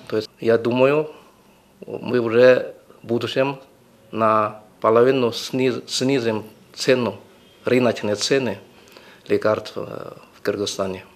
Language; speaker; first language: Russian; non-native, fluent; Chinese